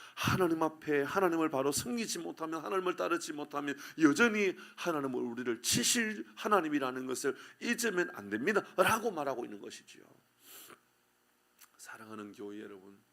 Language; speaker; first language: Korean; native; Korean